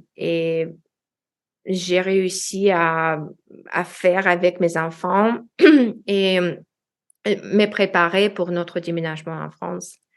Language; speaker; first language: French; non-native, learner; Russian